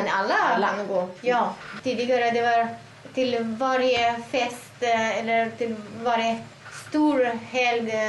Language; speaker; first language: Swedish; non-native, fluent; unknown